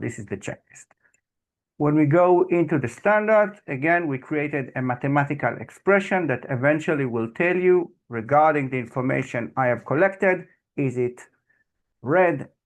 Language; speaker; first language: English; non-native, fluent; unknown